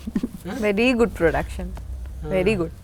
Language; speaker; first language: Telugu; non-native, learner; Bangla